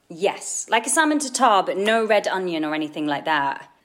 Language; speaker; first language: English; native; English